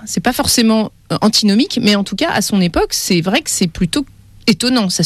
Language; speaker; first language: French; native; French